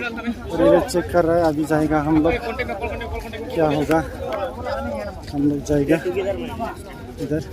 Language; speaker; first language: Hindi; non-native, local second language; Bodo